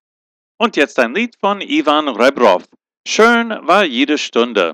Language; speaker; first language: German; early bilingual, heritage; German